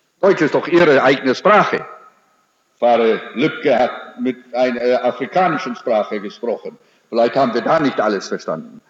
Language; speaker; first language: German; early bilingual, heritage; German